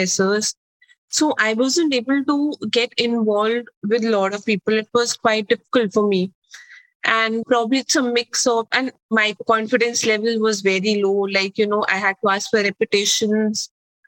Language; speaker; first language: English; non-native, local second language; Hindi